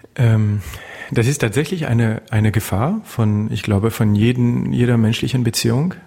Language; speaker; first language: German; non-native, fluent; French